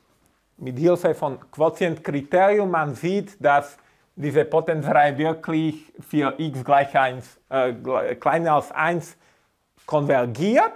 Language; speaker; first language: German; non-native, fluent; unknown